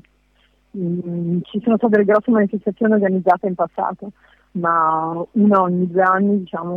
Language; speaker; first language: Italian; non-native, fluent; French